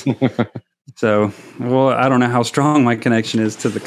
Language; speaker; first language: English; native; English